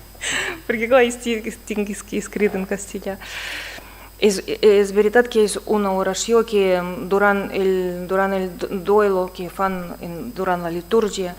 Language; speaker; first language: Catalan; non-native, fluent; Russian